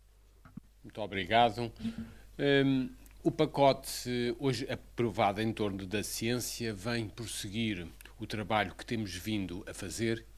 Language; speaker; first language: Portuguese; native; Portuguese